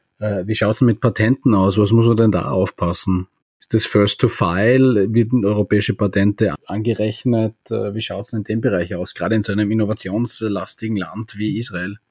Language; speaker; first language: German; native; German